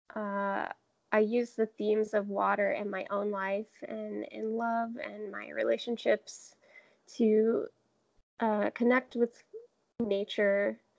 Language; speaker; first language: English; native; English